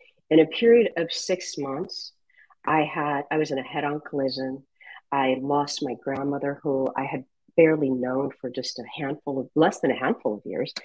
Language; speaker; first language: English; early bilingual, other home language; Spanish